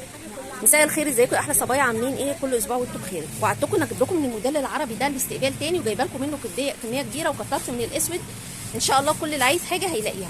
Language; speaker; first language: Arabic; native; Arabic